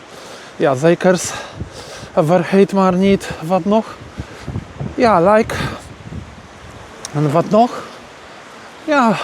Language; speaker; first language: Dutch; non-native, learner; Polish